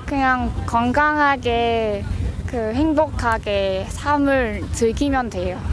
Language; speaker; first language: Korean; non-native, learner; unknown